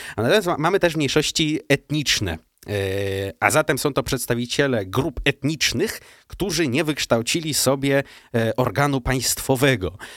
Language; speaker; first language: Polish; early bilingual, heritage; Russian